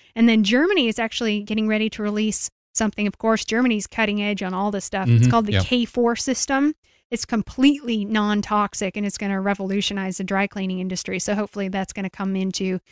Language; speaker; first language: English; native; English